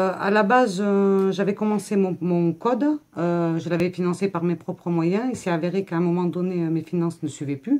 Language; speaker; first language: French; native; French